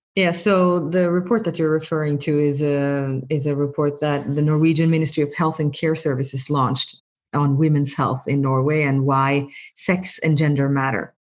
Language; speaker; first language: English; non-native, fluent; Norwegian